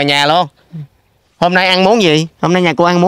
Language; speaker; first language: Vietnamese; native; Vietnamese